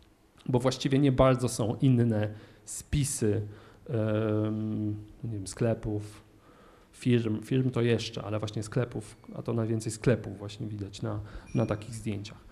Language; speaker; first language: Polish; native; Polish